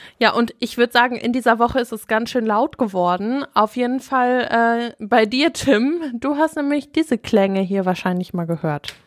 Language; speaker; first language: German; native; German